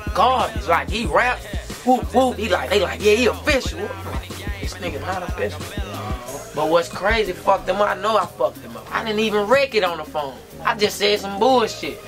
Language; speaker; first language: English; native; English